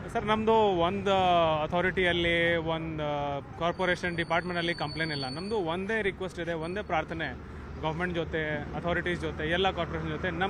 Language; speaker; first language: Kannada; non-native, fluent; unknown